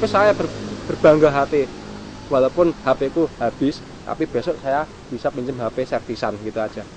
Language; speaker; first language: Indonesian; non-native, local second language; Javanese